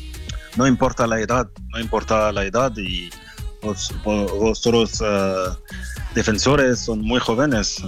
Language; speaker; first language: Spanish; non-native, fluent; French